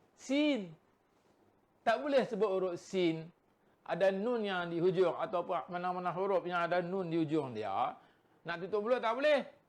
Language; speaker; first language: Malay; native; Malay